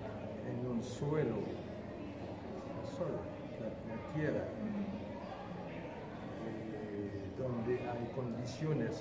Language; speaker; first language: Spanish; non-native, fluent; Haitian Creole